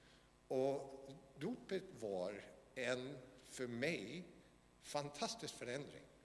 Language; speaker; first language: Swedish; non-native, fluent; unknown